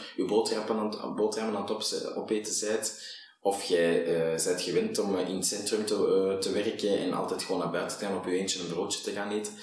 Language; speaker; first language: Dutch; native; Dutch